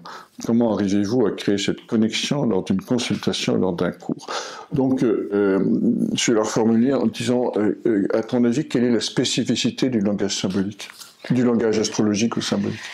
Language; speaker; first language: French; native; French